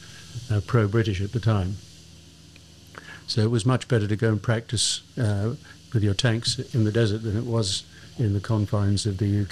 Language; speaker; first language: English; native; English